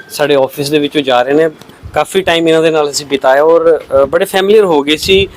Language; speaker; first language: Punjabi; native; Punjabi